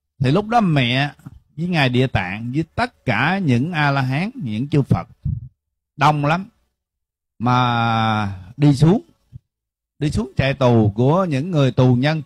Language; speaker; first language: Vietnamese; early bilingual, heritage; Vietnamese